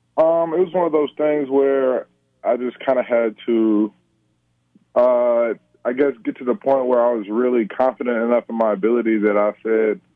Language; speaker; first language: English; native; English